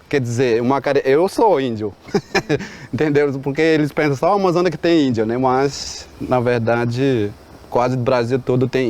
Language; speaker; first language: Portuguese; non-native, local second language; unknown